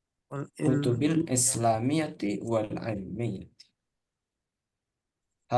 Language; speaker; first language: Arabic; non-native, fluent; Indonesian